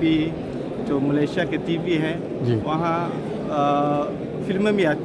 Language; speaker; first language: Hindi; non-native, fluent; Malay